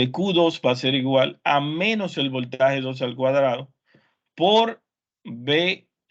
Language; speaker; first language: Spanish; native; Spanish